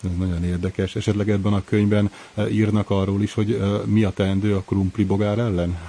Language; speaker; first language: Hungarian; native; Hungarian